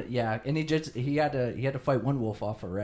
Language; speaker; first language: English; native; English